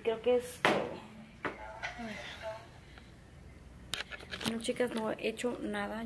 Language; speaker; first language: Spanish; early bilingual, heritage; Spanish